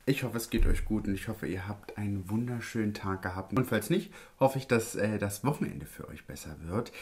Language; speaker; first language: German; early bilingual, other home language; Italian